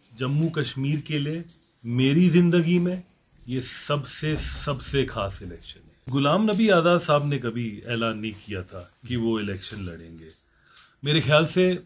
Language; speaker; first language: Hindi; non-native, local second language; Kashmiri